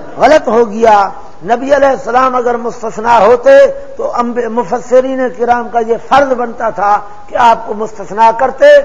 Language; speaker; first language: Urdu; non-native, local second language; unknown